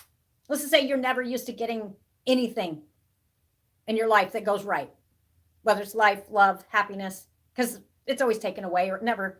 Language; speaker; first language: English; native; English